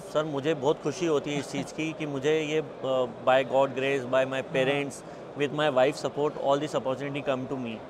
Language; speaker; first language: Hindi; native; Hindi